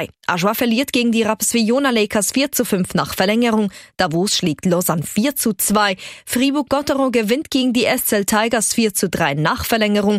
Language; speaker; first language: German; native; German